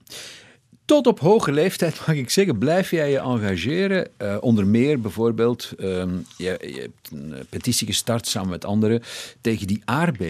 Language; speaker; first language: Dutch; native; Dutch